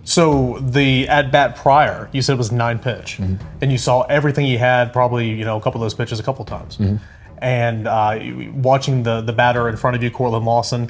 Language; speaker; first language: English; native; English